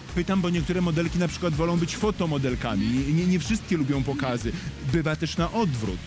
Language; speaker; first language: Polish; native; Polish